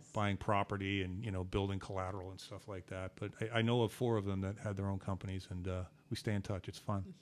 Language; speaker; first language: English; native; English